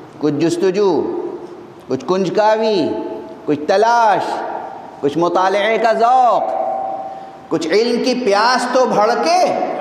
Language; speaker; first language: Urdu; native; Urdu